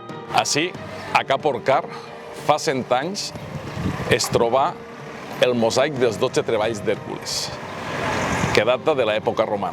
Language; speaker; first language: Catalan; native; Catalan